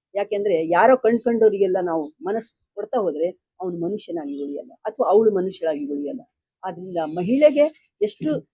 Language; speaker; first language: Kannada; non-native, local second language; Lambadi